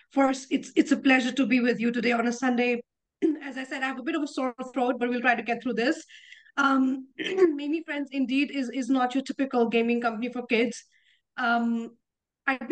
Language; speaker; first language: English; non-native, local second language; Hindi